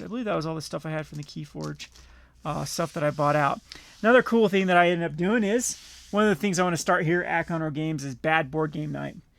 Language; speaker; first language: English; native; English